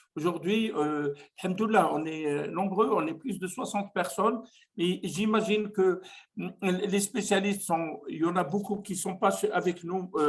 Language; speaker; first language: French; non-native, local second language; Arabic